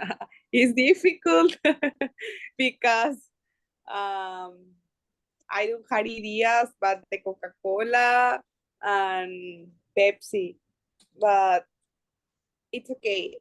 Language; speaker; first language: English; non-native, learner; Spanish